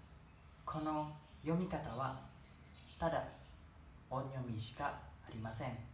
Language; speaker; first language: Japanese; non-native, learner; Indonesian